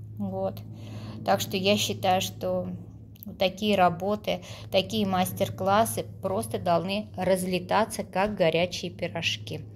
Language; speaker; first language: Russian; non-native, local second language; Armenian